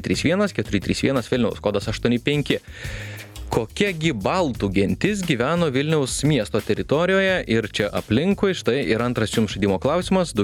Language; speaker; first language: Lithuanian; native; Lithuanian